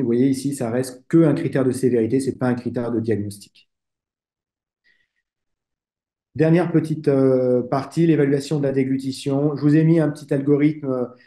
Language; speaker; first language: French; native; French